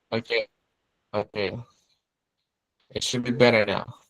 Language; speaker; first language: English; non-native, fluent; Spanish